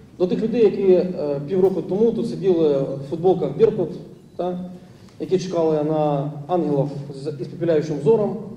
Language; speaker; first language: Ukrainian; non-native, local second language; Russian